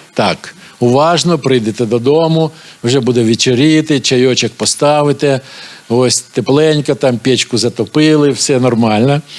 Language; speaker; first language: Ukrainian; non-native, local second language; Russian